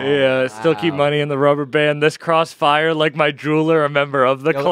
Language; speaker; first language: English; native; English